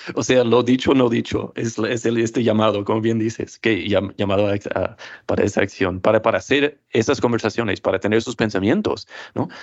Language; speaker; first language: Spanish; non-native, fluent; English